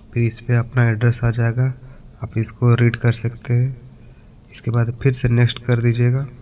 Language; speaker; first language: Hindi; native; Hindi